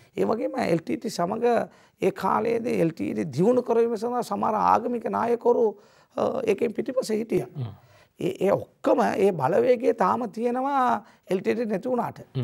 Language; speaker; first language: Sinhala; non-native, local second language; Tamil